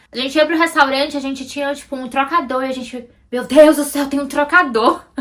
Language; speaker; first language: Portuguese; native; Portuguese